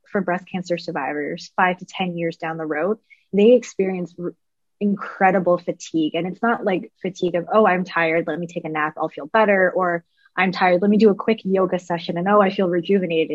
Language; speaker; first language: English; native; English